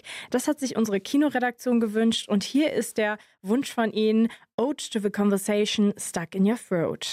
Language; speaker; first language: German; native; German